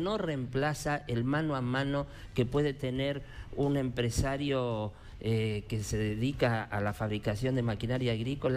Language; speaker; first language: Spanish; native; Spanish